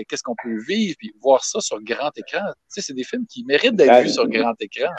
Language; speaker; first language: French; native; French